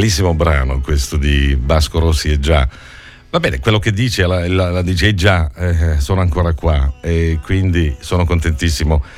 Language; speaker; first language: Italian; native; Italian